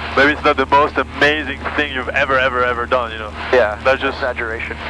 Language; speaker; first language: English; non-native, fluent; French